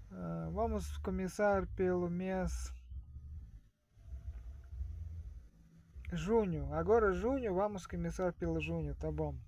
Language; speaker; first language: Portuguese; non-native, fluent; Russian